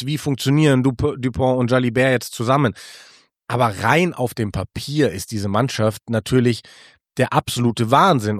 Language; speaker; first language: German; native; German